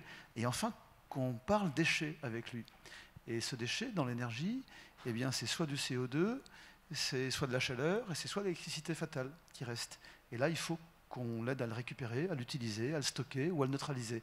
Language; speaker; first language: French; native; French